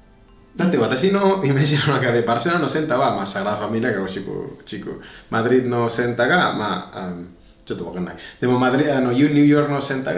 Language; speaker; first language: Japanese; non-native, fluent; Spanish